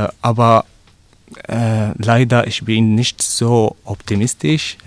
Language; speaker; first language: German; non-native, learner; Arabic